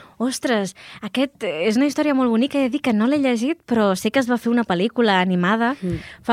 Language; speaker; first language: Catalan; native; Catalan